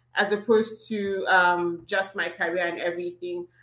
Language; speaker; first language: English; non-native, local second language; Igbo